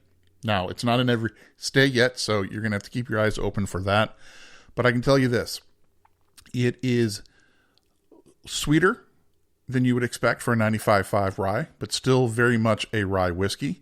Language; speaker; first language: English; native; English